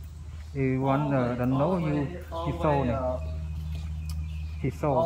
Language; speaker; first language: English; non-native, learner; Khmer